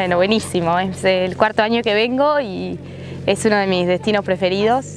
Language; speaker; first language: Spanish; native; Spanish